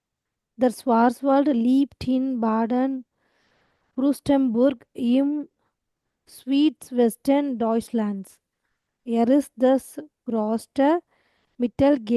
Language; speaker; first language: German; non-native, learner; Tamil